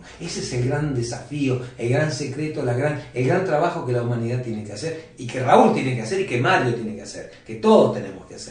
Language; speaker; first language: Spanish; native; Spanish